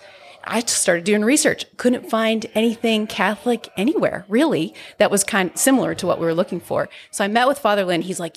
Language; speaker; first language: English; native; English